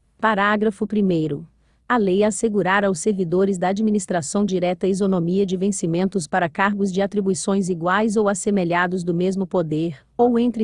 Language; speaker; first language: Portuguese; native; Portuguese